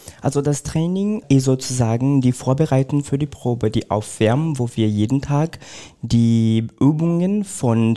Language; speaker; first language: German; non-native, fluent; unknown